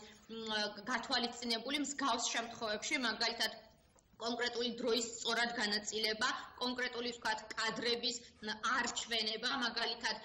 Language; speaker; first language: Georgian; native; Georgian